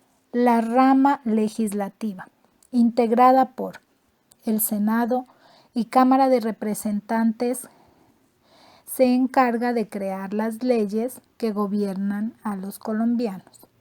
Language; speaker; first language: Spanish; native; Spanish